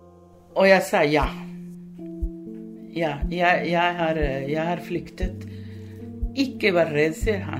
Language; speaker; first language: Norwegian; non-native, fluent; Spanish